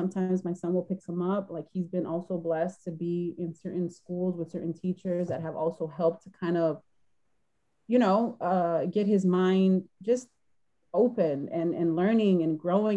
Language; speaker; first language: English; early bilingual, other home language; Spanish